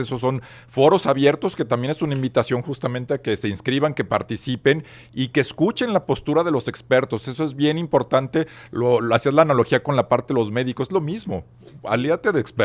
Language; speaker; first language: Spanish; native; Spanish